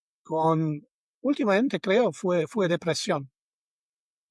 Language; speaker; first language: Spanish; non-native, fluent; German